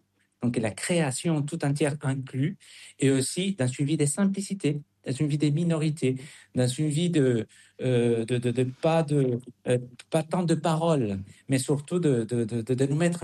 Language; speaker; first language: French; non-native, fluent; Spanish